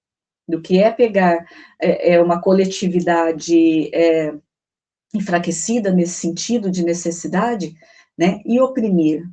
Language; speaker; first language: Portuguese; native; Portuguese